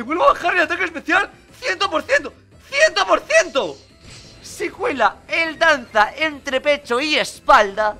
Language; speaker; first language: Spanish; native; Spanish